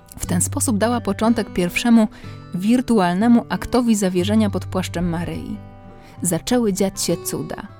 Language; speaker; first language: Polish; native; Polish